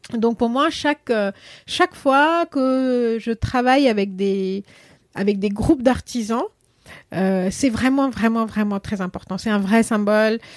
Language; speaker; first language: French; non-native, fluent; Assamese